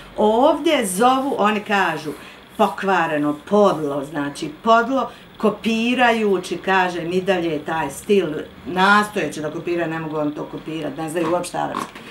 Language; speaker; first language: Bosnian; native; Bosnian